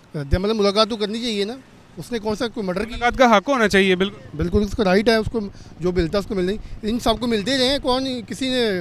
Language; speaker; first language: Urdu; non-native, local second language; Punjabi